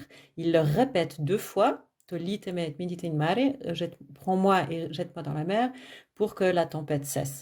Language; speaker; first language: French; native; French